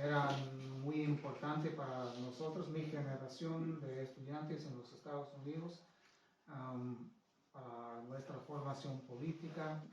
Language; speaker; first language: Spanish; non-native, fluent; English